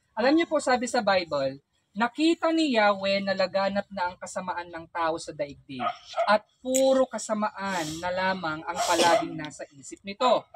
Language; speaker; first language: Filipino; non-native, local second language; Iloko